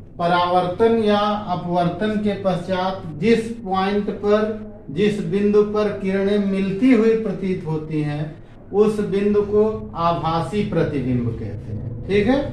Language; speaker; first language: Hindi; native; Hindi